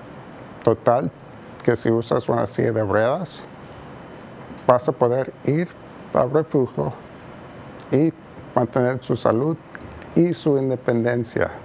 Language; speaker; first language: Spanish; non-native, fluent; English